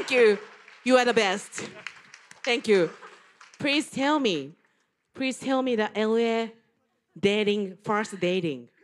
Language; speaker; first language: English; non-native, learner; Japanese